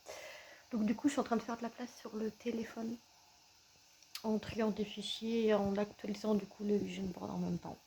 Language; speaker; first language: French; native; French